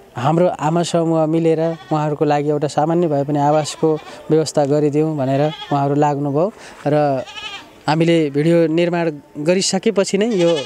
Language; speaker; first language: Nepali; native; Nepali